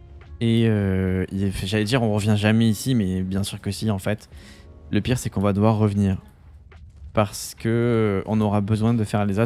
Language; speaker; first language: French; native; French